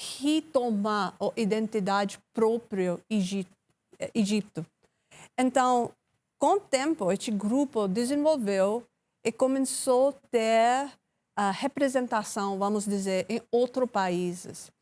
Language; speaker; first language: Portuguese; non-native, learner; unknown